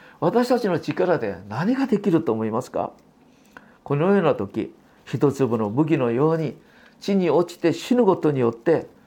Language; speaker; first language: Japanese; non-native, fluent; Korean